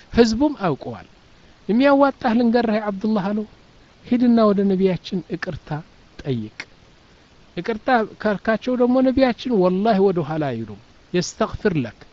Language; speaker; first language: Amharic; native; Amharic